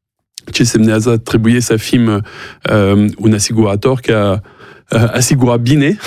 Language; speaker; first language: Romanian; non-native, fluent; French